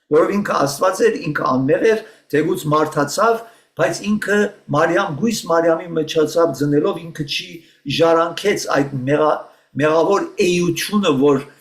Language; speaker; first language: Armenian; early bilingual, heritage; Armenian